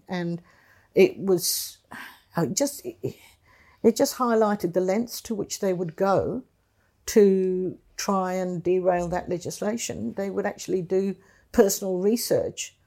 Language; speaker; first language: English; native; English